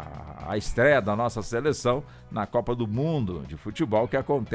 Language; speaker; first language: Portuguese; native; Portuguese